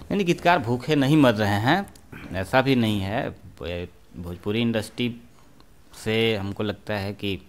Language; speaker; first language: Hindi; native; Hindi